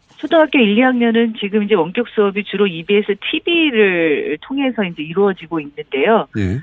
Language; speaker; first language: Korean; native; Korean